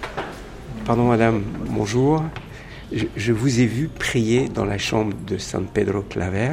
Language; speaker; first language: French; native; French